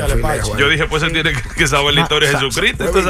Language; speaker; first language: Spanish; native; Spanish